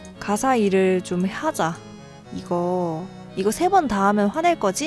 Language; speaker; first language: Korean; native; Korean